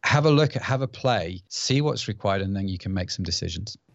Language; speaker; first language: English; native; English